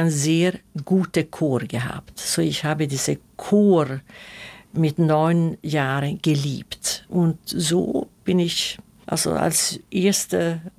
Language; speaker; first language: German; non-native, fluent; Swedish